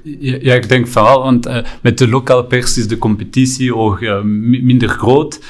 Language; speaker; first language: Dutch; non-native, local second language; French